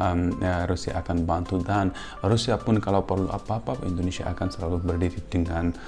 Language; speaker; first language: Indonesian; non-native, fluent; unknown